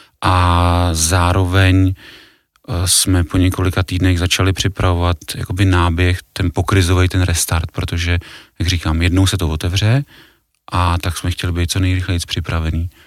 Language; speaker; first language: Czech; native; Czech